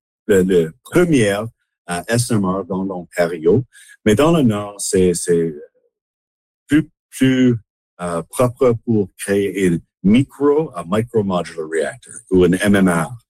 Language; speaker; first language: French; non-native, local second language; English